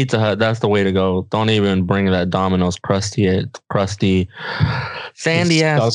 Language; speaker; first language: English; non-native, fluent; Spanish